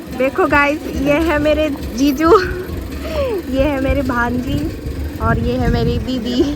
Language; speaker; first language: Hindi; non-native, local second language; Bangla